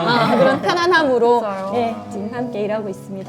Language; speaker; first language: Korean; native; Korean